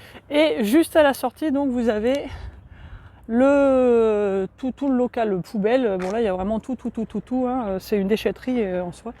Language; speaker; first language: French; native; French